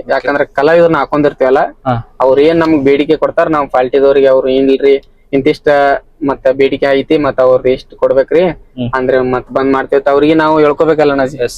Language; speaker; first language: Kannada; native; Kannada